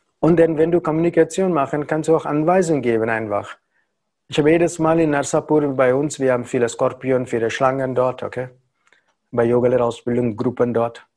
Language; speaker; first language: German; non-native, learner; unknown